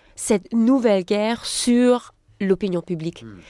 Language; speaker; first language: French; non-native, fluent; German